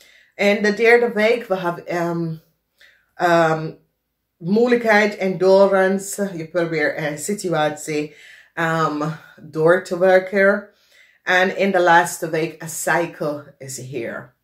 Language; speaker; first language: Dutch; non-native, fluent; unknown